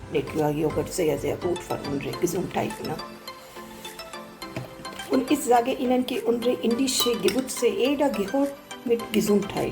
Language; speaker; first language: German; non-native, learner; Hindi